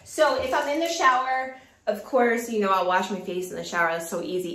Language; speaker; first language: English; native; English